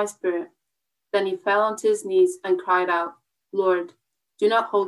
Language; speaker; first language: English; native; English